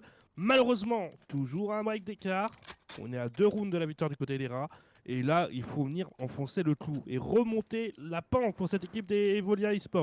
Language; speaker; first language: French; native; French